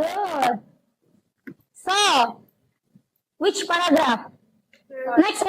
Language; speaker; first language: English; non-native, local second language; Indonesian